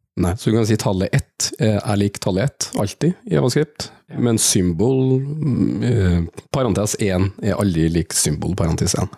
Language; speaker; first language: Norwegian; native; Norwegian